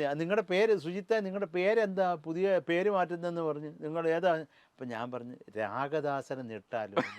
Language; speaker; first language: Malayalam; native; Malayalam